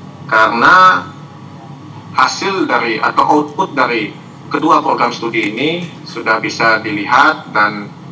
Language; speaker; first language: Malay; non-native, local second language; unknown